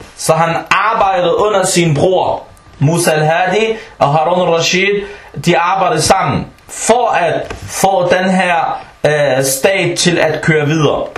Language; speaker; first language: Danish; early bilingual, other home language; Arabic